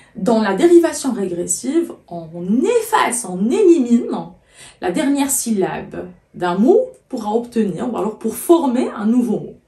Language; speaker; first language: French; non-native, local second language; Arabic